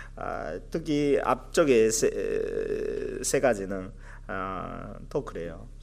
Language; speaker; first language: Korean; non-native, fluent; Japanese